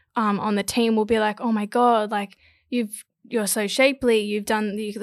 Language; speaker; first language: English; native; English